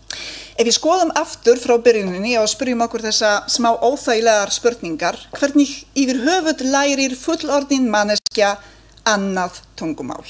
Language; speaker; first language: Icelandic; non-native, fluent; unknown